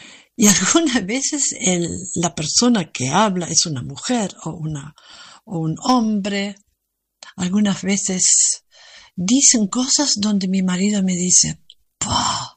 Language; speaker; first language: Spanish; non-native, learner; German